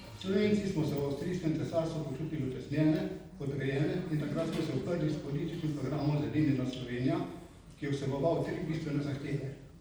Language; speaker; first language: Slovenian; native; Slovenian